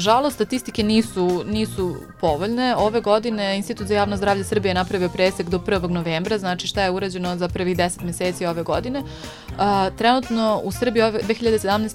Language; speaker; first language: Serbian; native; Serbian